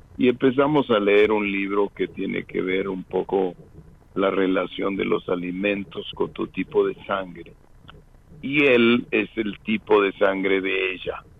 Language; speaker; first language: Spanish; native; Spanish